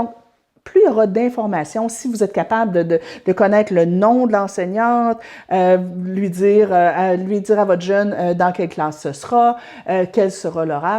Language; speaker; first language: French; native; French